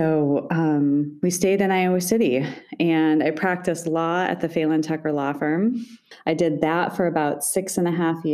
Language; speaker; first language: English; native; English